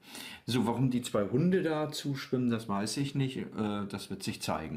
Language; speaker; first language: German; native; German